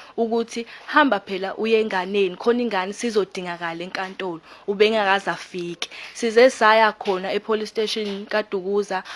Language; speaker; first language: Zulu; native; Zulu